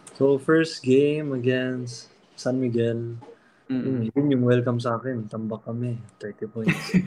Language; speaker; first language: Filipino; early bilingual, heritage; Filipino